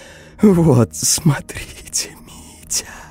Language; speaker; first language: Russian; native; Russian